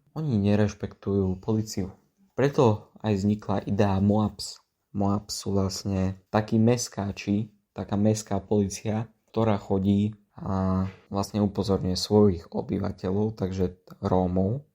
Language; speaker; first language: Slovak; native; Slovak